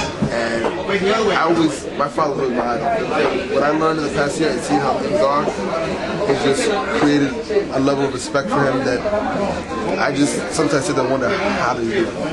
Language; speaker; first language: English; early bilingual, other home language; Spanish